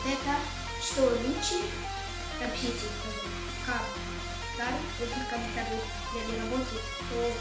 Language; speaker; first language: Russian; early bilingual, heritage; Russian